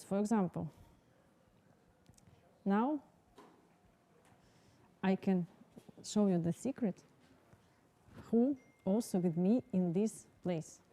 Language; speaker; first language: English; non-native, learner; Russian